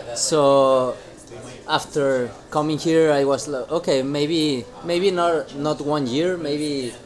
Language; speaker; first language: English; non-native, fluent; Spanish